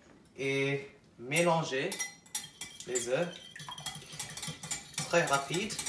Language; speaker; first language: French; non-native, learner; English